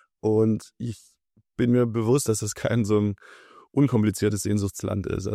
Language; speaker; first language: German; early bilingual, other home language; Russian